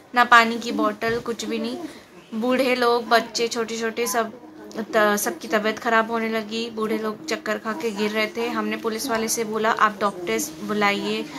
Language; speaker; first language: Hindi; native; Hindi